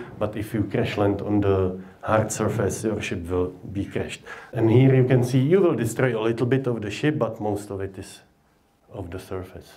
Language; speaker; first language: English; non-native, fluent; Czech